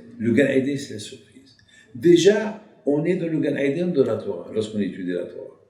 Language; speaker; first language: French; non-native, local second language; Arabic